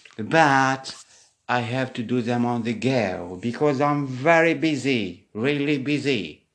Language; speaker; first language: English; non-native, fluent; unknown